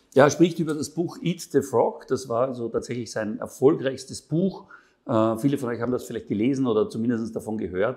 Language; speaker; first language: German; native; German